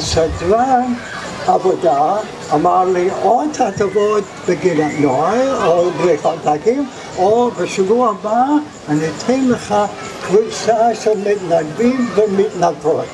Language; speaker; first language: Hebrew; non-native, fluent; English